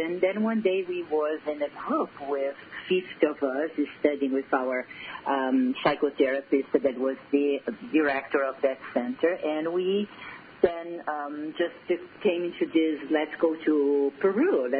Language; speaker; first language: English; non-native, fluent; Portuguese